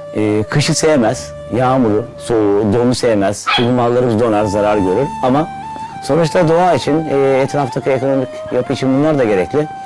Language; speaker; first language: Turkish; native; Turkish